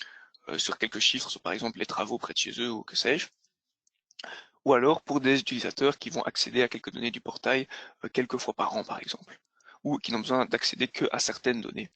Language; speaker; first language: French; native; French